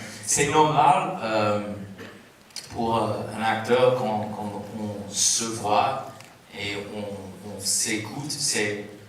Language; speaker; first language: French; non-native, fluent; English